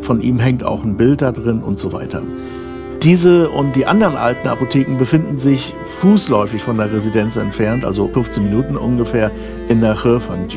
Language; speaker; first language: German; native; German